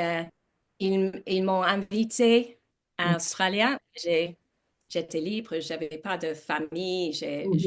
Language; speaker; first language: French; non-native, learner; English